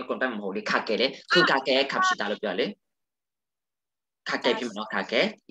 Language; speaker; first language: Korean; non-native, fluent; Thai